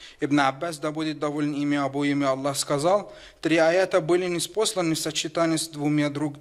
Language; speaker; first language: Russian; non-native, fluent; Arabic